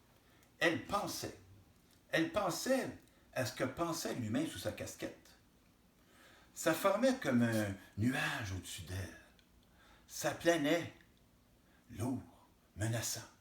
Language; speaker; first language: French; native; French